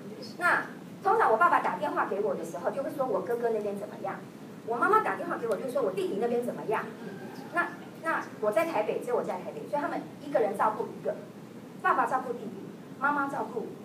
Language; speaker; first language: Chinese; native; Chinese